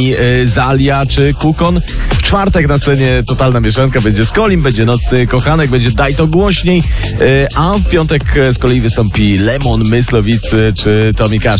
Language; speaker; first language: Polish; native; Polish